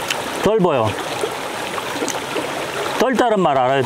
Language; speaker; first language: Korean; native; Korean